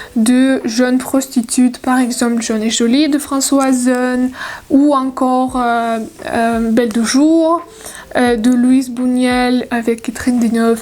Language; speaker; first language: French; non-native, learner; Russian